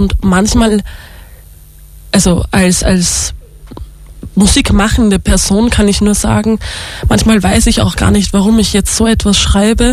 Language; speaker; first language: German; native; German